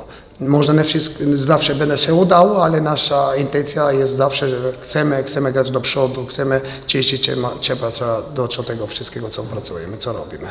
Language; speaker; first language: Polish; non-native, fluent; Albanian